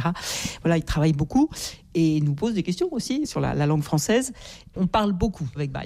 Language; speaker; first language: French; native; French